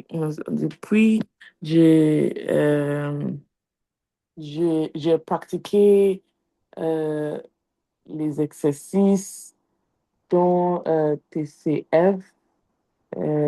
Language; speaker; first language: French; non-native, learner; English